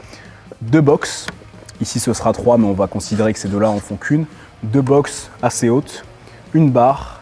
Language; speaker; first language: French; native; French